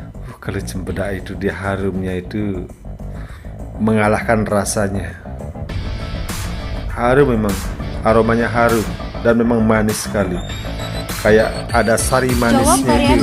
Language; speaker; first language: Indonesian; native; Indonesian